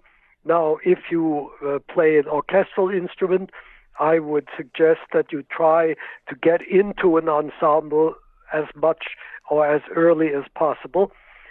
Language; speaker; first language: English; native; English